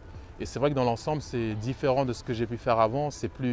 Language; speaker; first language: French; native; French